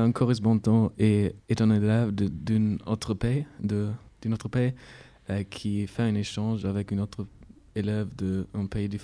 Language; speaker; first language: French; non-native, learner; German